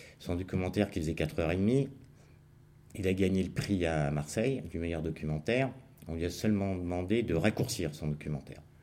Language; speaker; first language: French; native; French